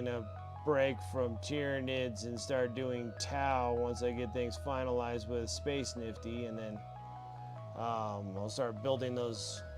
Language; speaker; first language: English; native; English